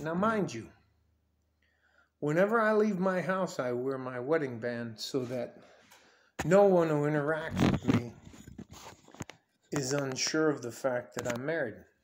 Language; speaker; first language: English; native; English